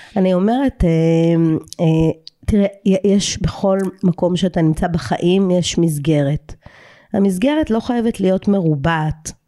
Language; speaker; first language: Hebrew; native; Hebrew